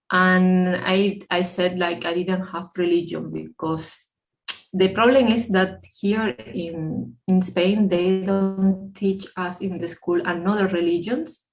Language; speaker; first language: English; non-native, fluent; Spanish